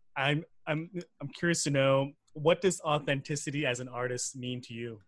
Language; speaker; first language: English; native; English